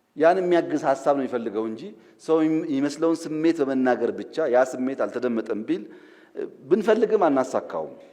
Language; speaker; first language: Amharic; non-native, local second language; Oromo